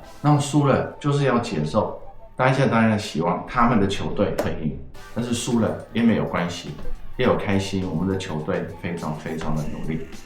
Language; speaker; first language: Chinese; non-native, fluent; Dutch